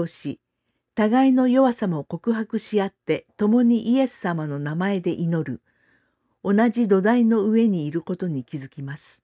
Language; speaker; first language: Japanese; non-native, fluent; Korean